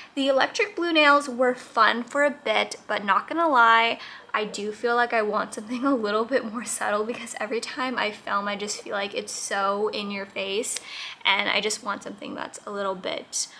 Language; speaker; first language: English; native; English